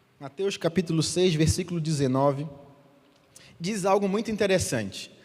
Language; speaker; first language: Portuguese; native; Portuguese